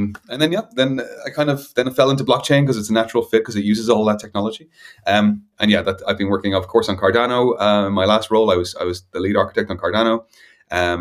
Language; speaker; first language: English; native; English